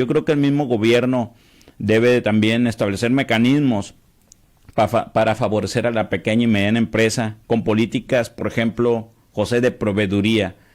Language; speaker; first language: Spanish; native; Spanish